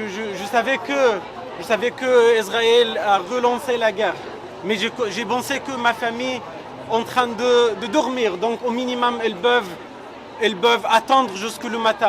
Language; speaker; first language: French; non-native, fluent; Arabic